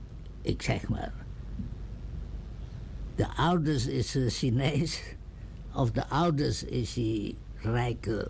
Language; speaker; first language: Dutch; non-native, learner; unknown